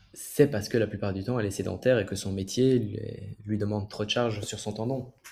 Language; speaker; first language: French; native; French